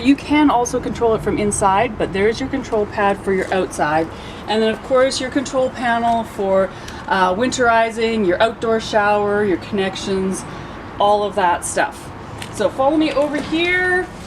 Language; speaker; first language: English; native; English